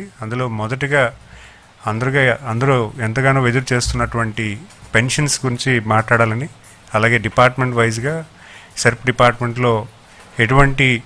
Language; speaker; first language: Telugu; native; Telugu